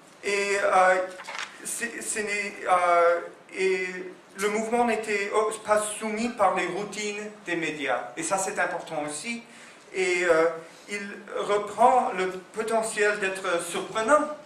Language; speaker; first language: French; non-native, fluent; English